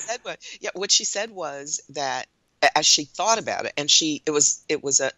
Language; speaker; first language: English; native; English